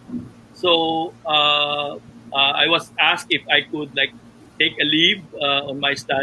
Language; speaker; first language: English; non-native, local second language; Filipino